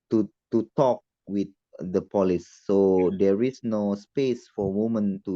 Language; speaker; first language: English; non-native, learner; Indonesian